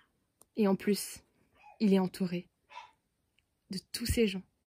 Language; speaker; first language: French; native; French